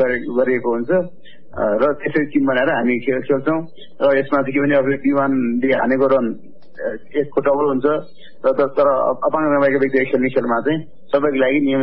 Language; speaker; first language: Nepali; native; Nepali